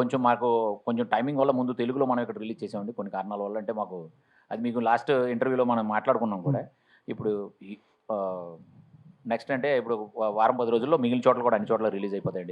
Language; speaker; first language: Telugu; native; Telugu